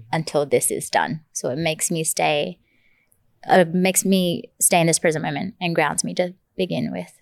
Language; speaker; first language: English; early bilingual, other home language; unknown